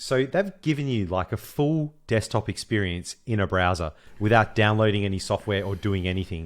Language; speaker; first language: English; native; English